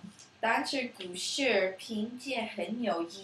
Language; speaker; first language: Chinese; non-native, learner; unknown